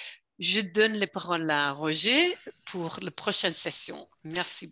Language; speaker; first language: French; non-native, fluent; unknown